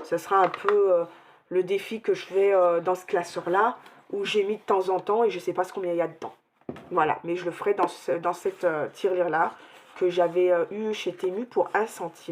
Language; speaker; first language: French; native; French